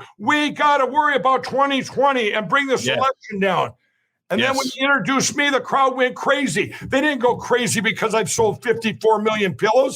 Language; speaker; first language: English; native; English